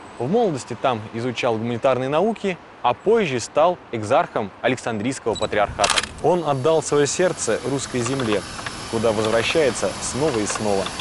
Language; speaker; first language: Russian; native; Russian